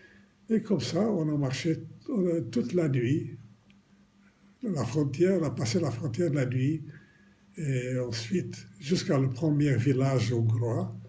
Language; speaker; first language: French; non-native, fluent; Romanian